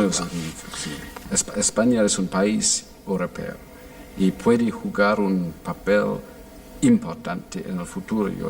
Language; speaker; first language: Spanish; non-native, fluent; English